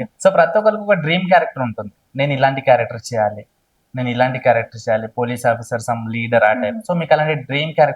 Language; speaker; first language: Telugu; native; Telugu